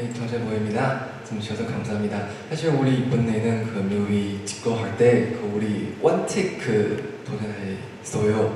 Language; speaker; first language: Korean; non-native, learner; Chinese